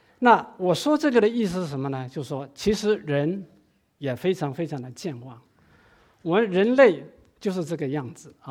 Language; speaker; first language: Chinese; non-native, local second language; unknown